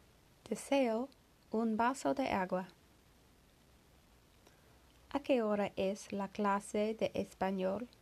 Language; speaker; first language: Spanish; non-native, learner; English